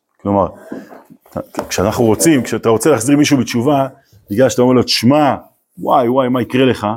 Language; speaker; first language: Hebrew; native; Hebrew